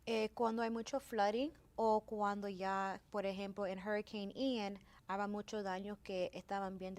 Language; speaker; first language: Spanish; early bilingual, heritage; Spanish